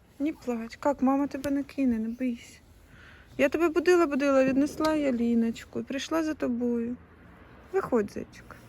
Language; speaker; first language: Ukrainian; native; Ukrainian